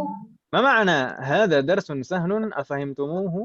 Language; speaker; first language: Arabic; non-native, fluent; Indonesian